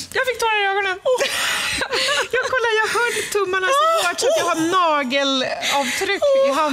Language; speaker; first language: Swedish; native; Swedish